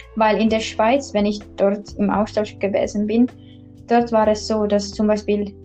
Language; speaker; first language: German; non-native, learner; Finnish